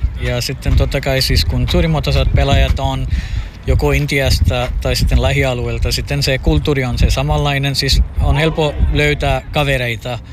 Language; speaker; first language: Finnish; non-native, fluent; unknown